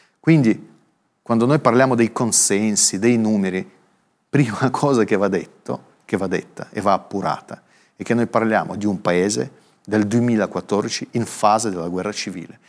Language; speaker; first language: Italian; non-native, fluent; Russian